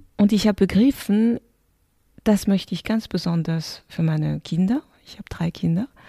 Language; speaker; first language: German; non-native, fluent; French